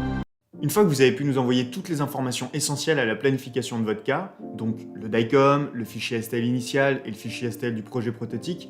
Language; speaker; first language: French; native; French